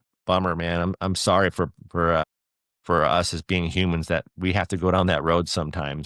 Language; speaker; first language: English; native; English